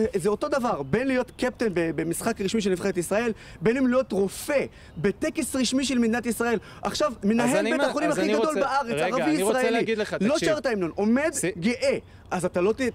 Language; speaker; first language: Hebrew; non-native, local second language; Arabic